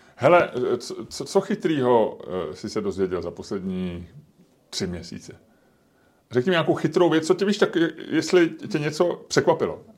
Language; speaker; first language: Czech; native; Czech